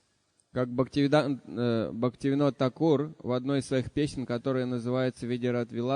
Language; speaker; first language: Russian; native; Russian